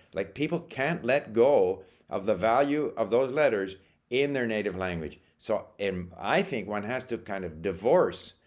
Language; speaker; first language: English; native; English